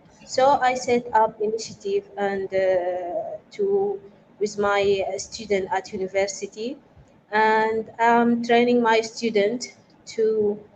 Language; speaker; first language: English; non-native, fluent; Arabic